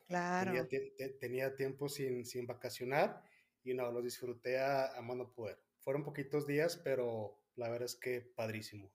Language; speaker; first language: Spanish; native; Spanish